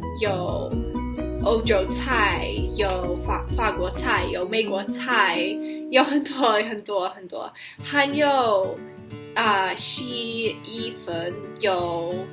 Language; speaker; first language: Chinese; non-native, learner; English